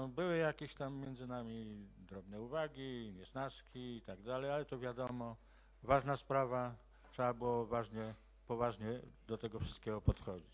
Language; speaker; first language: Polish; native; Polish